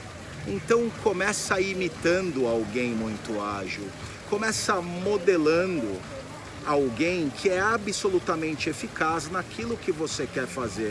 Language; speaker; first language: Portuguese; native; Portuguese